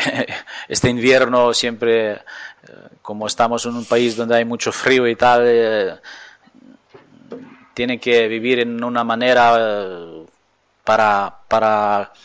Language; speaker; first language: Spanish; non-native, fluent; Ukrainian